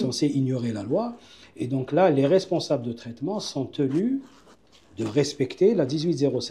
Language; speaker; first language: French; non-native, local second language; Arabic